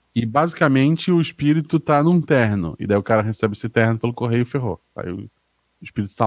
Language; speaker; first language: Portuguese; native; Portuguese